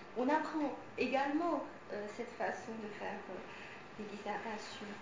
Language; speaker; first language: French; non-native, fluent; Chinese